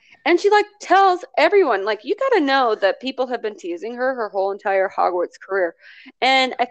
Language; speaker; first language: English; native; English